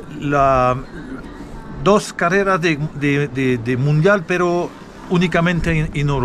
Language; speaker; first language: Spanish; non-native, learner; French